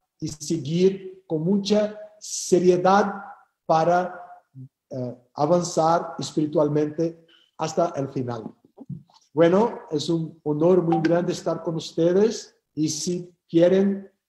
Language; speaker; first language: Spanish; non-native, fluent; Portuguese